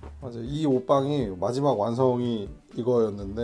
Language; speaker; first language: Korean; native; Korean